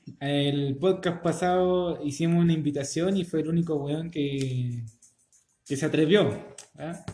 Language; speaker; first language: Spanish; native; Spanish